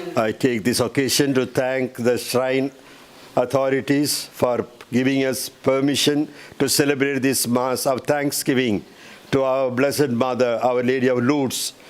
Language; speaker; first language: English; non-native, local second language; Tamil